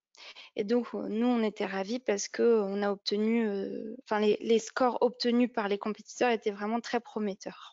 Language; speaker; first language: French; native; French